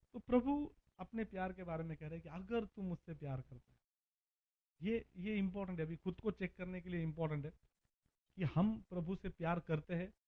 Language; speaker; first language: Hindi; non-native, local second language; Marathi